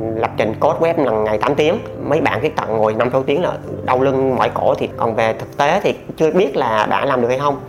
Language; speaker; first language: Vietnamese; native; Vietnamese